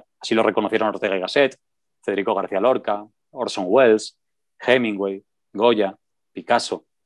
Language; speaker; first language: Spanish; native; Spanish